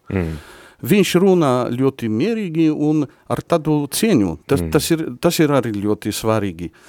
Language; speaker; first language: Latvian; non-native, fluent; Polish